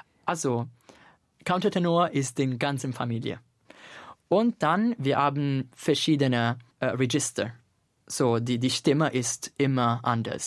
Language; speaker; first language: German; non-native, fluent; Italian